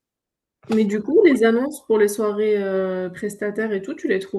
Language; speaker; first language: French; native; French